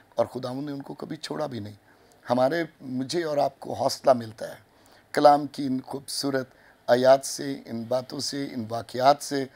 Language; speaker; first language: Urdu; non-native, local second language; Punjabi